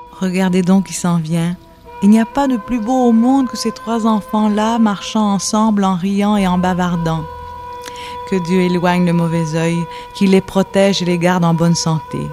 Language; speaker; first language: French; non-native, local second language; Arabic